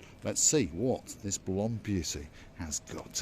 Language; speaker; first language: English; native; English